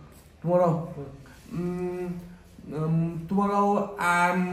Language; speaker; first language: English; non-native, learner; Vietnamese